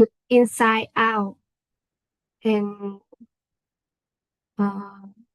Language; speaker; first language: English; non-native, learner; Vietnamese